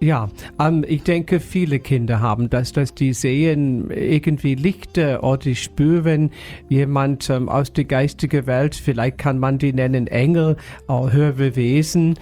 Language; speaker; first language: German; non-native, fluent; English